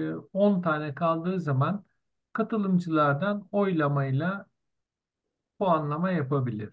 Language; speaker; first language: Turkish; native; Turkish